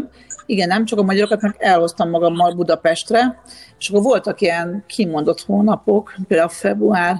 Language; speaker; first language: Hungarian; native; Hungarian